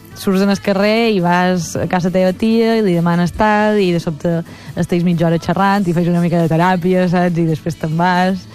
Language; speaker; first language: Catalan; native; Catalan